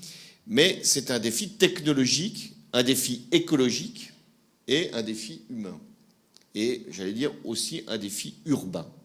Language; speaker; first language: French; native; French